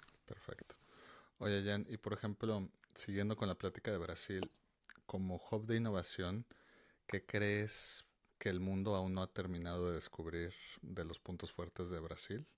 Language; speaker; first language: Spanish; native; Spanish